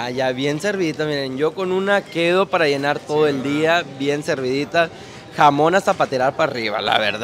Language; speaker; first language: Spanish; native; Spanish